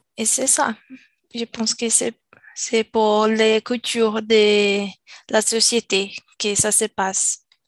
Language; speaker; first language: French; non-native, learner; Portuguese